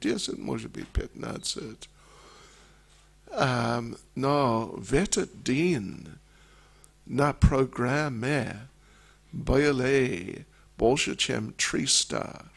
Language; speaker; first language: Russian; non-native, learner; English